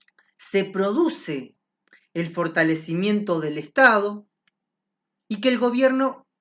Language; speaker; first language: Spanish; native; Spanish